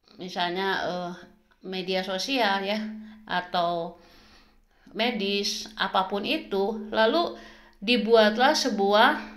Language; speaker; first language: Indonesian; native; Indonesian